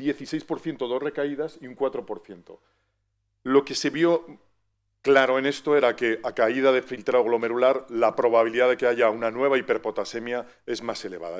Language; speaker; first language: Spanish; native; Spanish